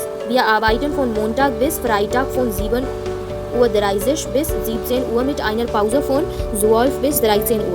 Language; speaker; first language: German; non-native, fluent; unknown